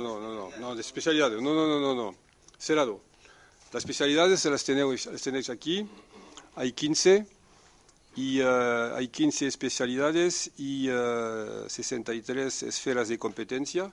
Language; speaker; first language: Spanish; non-native, fluent; French